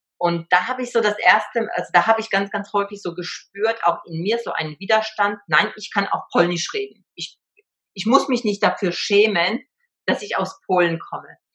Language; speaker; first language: German; early bilingual, other home language; Polish